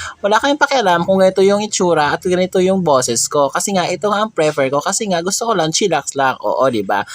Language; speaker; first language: Filipino; non-native, local second language; Cebuano